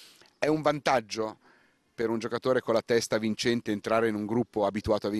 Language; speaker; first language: Italian; native; Italian